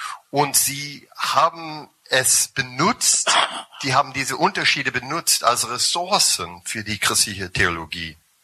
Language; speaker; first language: German; non-native, fluent; English